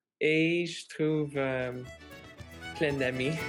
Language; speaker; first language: French; non-native, fluent; English